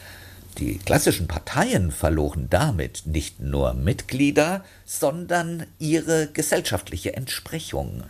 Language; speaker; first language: German; native; German